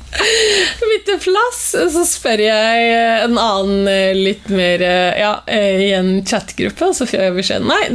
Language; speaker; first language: Norwegian; early bilingual, other home language; Somali